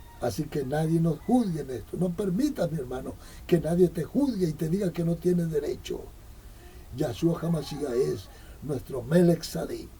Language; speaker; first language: Spanish; native; Spanish